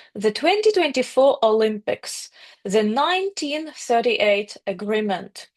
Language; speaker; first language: English; non-native, fluent; Ukrainian